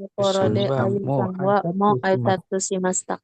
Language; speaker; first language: Japanese; non-native, learner; Indonesian